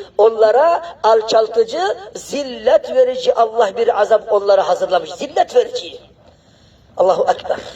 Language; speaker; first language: Turkish; non-native, fluent; Arabic